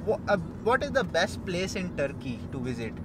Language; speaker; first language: English; non-native, local second language; Hindi